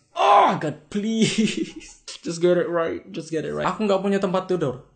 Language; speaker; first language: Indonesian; early bilingual, heritage; English